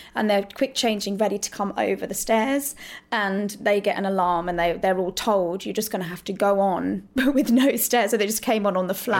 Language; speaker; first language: English; native; English